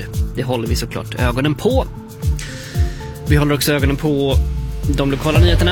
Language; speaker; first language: Swedish; native; Swedish